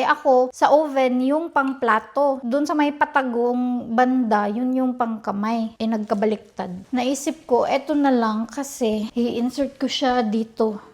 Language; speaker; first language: Filipino; non-native, local second language; Cebuano